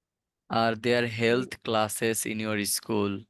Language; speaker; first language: English; non-native, fluent; Bangla